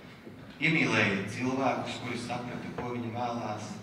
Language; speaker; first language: Latvian; native; Latvian